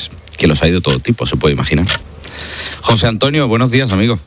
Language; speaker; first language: Spanish; native; Spanish